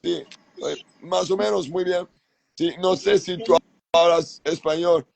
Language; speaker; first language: Spanish; non-native, learner; English